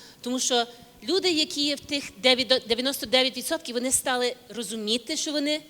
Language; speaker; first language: Ukrainian; early bilingual, heritage; English